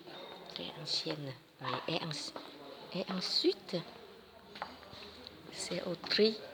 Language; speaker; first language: French; non-native, learner; Vietnamese